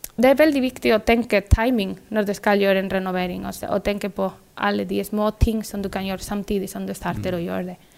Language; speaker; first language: Norwegian; non-native, fluent; Spanish